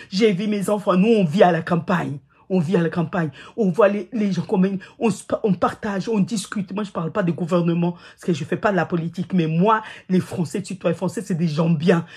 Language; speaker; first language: French; non-native, local second language; Ngazidja Comorian